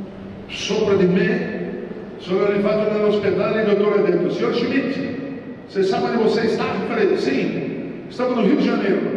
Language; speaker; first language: Italian; non-native, fluent; Portuguese